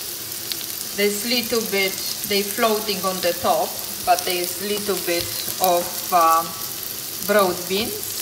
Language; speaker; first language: English; non-native, learner; Polish